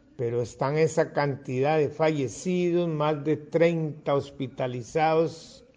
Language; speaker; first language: Spanish; non-native, local second language; English